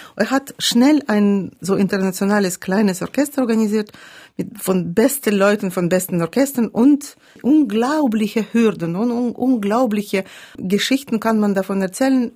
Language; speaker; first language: German; non-native, fluent; Russian